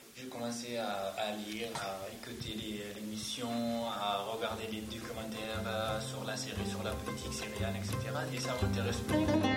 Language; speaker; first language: French; non-native, fluent; Arabic